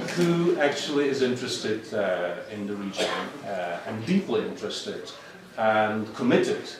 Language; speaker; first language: English; non-native, fluent; Czech